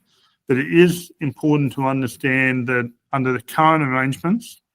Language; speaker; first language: English; native; English